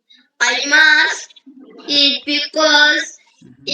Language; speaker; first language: English; non-native, learner; Bangla